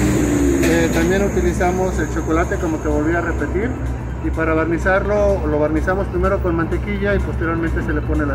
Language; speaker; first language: Spanish; native; Spanish